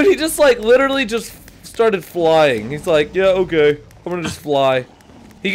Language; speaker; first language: English; native; English